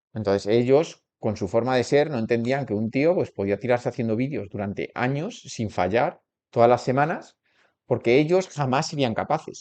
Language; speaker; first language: Spanish; native; Spanish